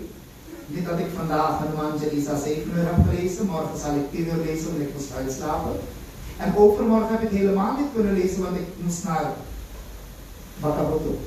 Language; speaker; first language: Dutch; non-native, local second language; Caribbean Hindustani